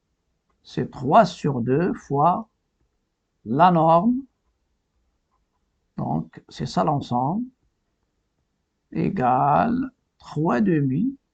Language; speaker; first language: French; non-native, local second language; Arabic